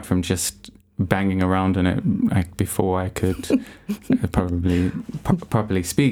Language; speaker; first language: English; native; English